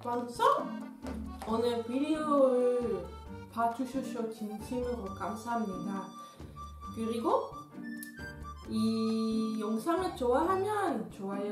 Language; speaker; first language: Korean; non-native, learner; Dutch